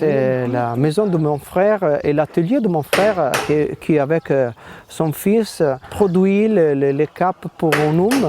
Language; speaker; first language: French; non-native, learner; Italian